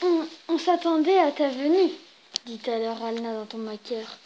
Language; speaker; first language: French; native; French